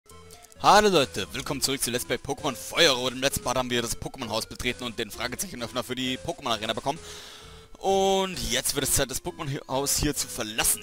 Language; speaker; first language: German; native; German